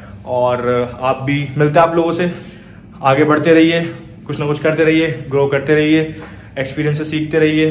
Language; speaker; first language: Hindi; native; Hindi